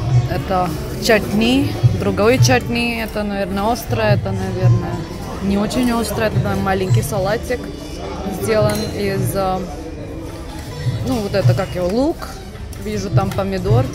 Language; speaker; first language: Russian; early bilingual, heritage; Russian